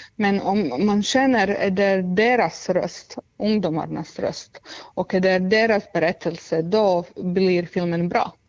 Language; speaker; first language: Swedish; non-native, fluent; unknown